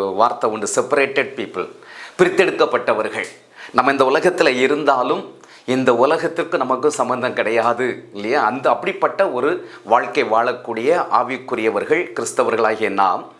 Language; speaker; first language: Tamil; native; Tamil